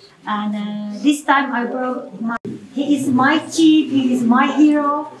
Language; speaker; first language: English; non-native, learner; Turkish